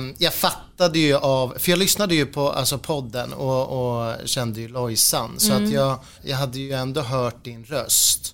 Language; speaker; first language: Swedish; native; Swedish